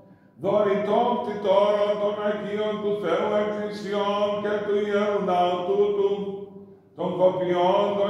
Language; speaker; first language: Greek; native; Greek